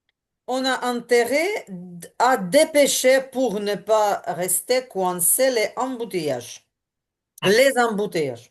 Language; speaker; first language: French; non-native, learner; Ukrainian